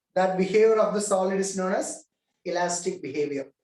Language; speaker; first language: English; non-native, local second language; Malayalam